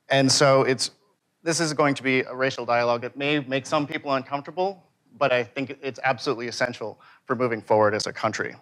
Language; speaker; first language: English; native; English